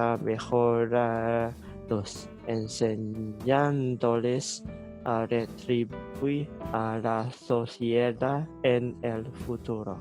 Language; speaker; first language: Spanish; non-native, learner; Cantonese